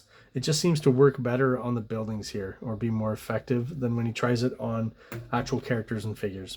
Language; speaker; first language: English; native; English